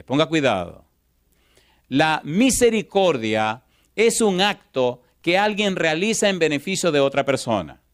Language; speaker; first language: Spanish; native; Spanish